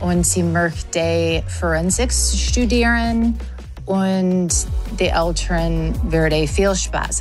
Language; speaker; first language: German; non-native, learner; English